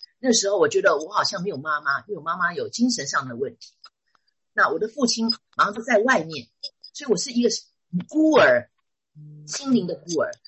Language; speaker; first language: Chinese; native; Chinese